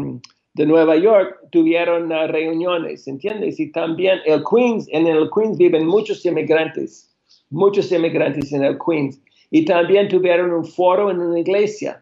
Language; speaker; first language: Spanish; non-native, fluent; English